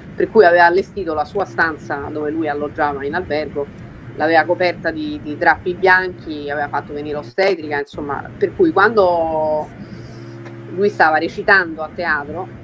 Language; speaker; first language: Italian; early bilingual, heritage; Italian